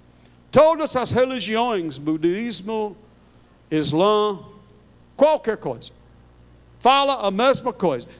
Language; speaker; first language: Portuguese; non-native, fluent; English